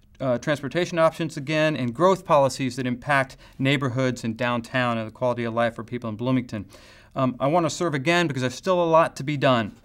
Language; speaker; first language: English; native; English